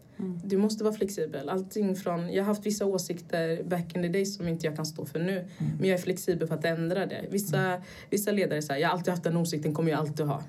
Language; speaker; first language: Swedish; early bilingual, other home language; Portuguese